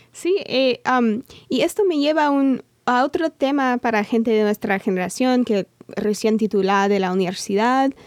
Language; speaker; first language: Spanish; non-native, fluent; English